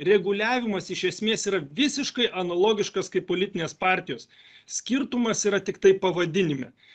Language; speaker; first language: Lithuanian; native; Lithuanian